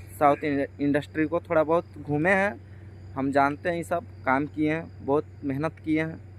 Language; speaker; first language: Hindi; native; Hindi